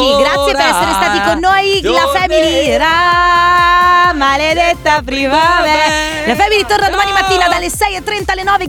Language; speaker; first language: Italian; native; Italian